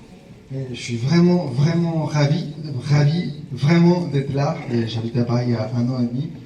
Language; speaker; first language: French; non-native, fluent; Spanish